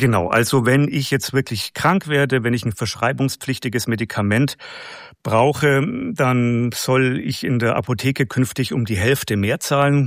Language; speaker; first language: German; native; German